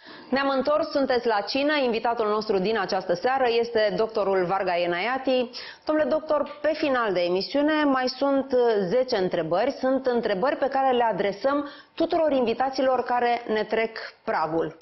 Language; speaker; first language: Romanian; native; Romanian